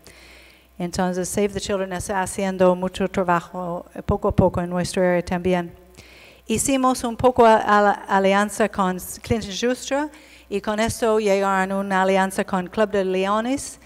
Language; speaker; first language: Spanish; non-native, learner; English